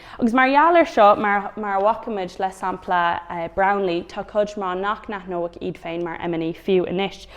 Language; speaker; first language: Irish; non-native, local second language; English